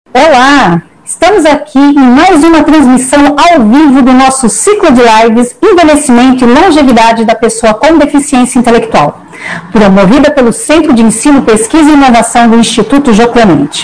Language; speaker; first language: Portuguese; native; Portuguese